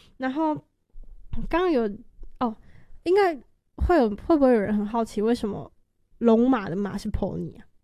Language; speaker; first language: Chinese; native; Chinese